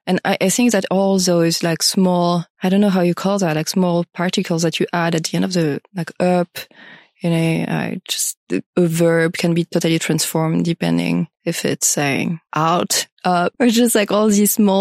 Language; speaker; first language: English; non-native, fluent; French